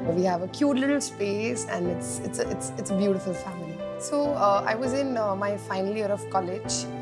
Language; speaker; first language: English; non-native, local second language; Hindi